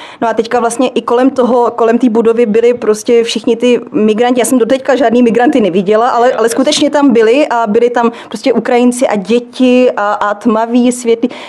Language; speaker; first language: Czech; native; Czech